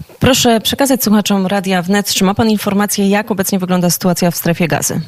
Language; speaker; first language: Polish; native; Polish